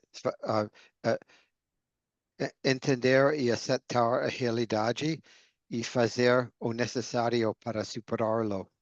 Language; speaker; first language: Portuguese; non-native, learner; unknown